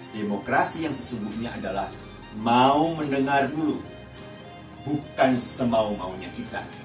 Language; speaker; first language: Indonesian; native; Indonesian